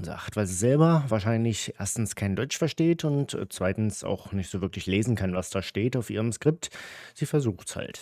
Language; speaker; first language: German; native; German